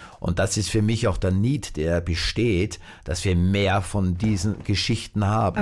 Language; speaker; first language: German; native; German